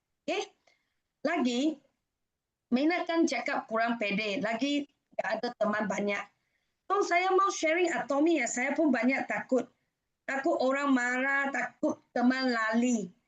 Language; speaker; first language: Indonesian; non-native, fluent; Malay